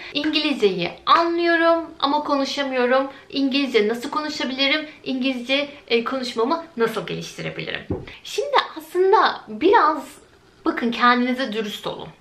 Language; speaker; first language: Turkish; native; Turkish